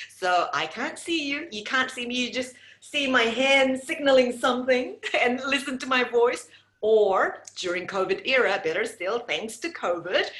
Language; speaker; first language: English; non-native, fluent; Indonesian